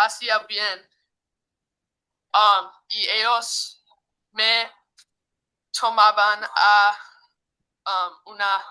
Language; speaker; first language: Spanish; non-native, learner; English